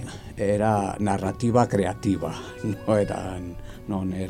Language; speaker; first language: Italian; non-native, learner; Spanish